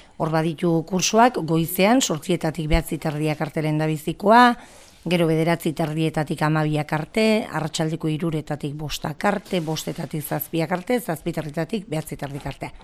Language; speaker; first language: Basque; native; Basque